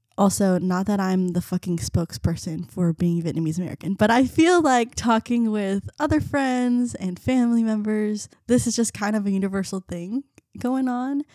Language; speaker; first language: English; early bilingual, other home language; Vietnamese